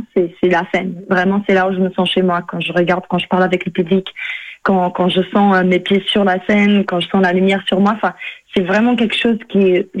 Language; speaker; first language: French; non-native, fluent; Portuguese